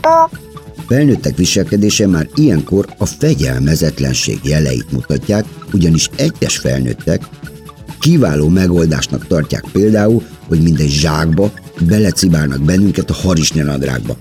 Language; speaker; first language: Hungarian; native; Hungarian